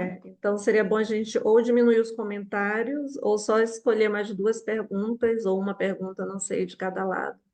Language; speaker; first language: Portuguese; native; Portuguese